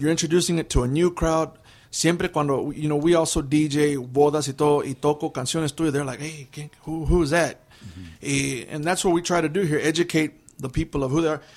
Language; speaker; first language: English; early bilingual, other home language; Spanish